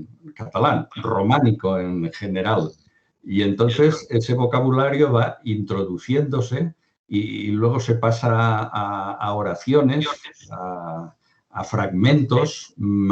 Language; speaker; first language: Spanish; non-native, local second language; Catalan